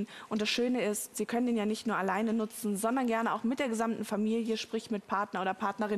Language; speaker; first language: German; native; German